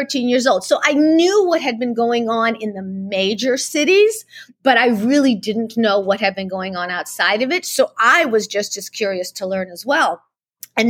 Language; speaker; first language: English; early bilingual, other home language; Russian